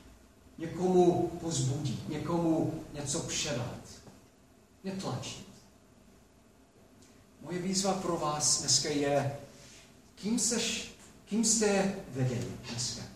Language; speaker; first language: Czech; non-native, fluent; English